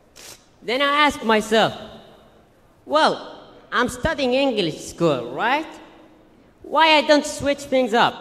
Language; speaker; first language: English; non-native, fluent; Arabic